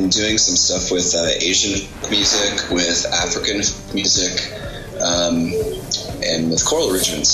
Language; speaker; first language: English; native; English